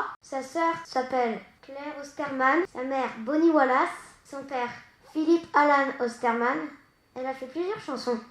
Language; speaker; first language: French; native; French